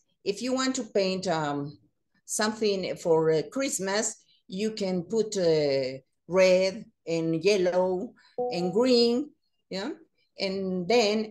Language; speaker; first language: English; non-native, learner; Spanish